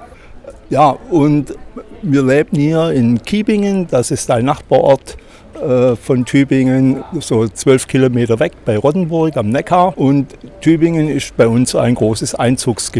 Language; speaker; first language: German; native; German